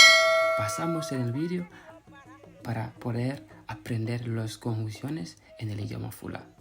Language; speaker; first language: Spanish; non-native, fluent; Fula